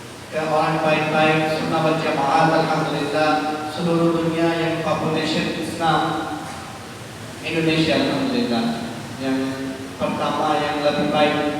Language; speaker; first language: Indonesian; non-native, learner; Urdu